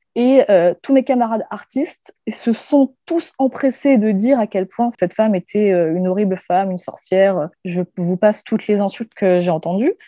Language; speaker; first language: French; native; French